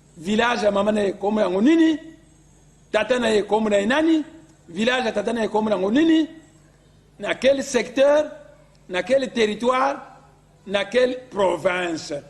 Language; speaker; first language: Lingala; non-native, local second language; Kongo